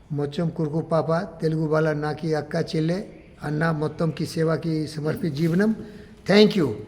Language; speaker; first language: Telugu; non-native, learner; Hindi